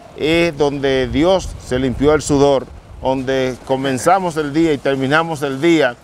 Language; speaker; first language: Spanish; native; Spanish